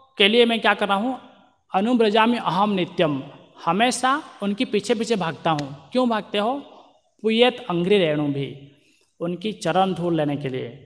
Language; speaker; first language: Hindi; non-native, local second language; Marathi